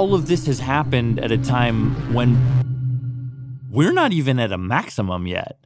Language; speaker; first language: English; native; English